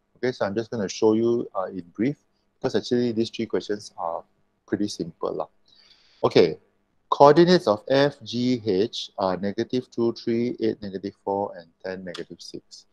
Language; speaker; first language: English; non-native, local second language; Malay